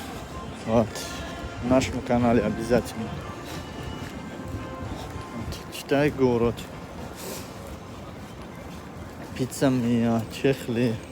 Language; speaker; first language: Russian; non-native, fluent; Tajik